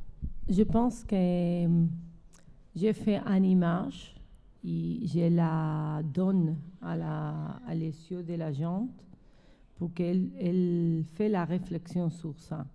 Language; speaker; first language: French; non-native, learner; Spanish